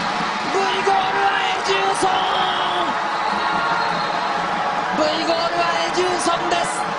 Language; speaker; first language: Japanese; native; Japanese